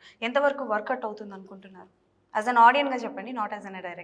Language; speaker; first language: Telugu; native; Telugu